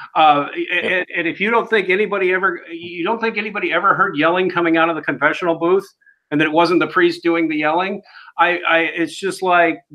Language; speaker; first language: English; native; English